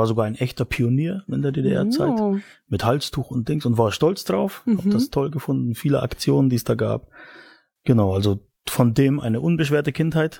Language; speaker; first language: German; native; German